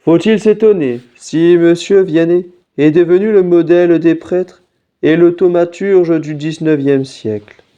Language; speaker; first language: French; native; French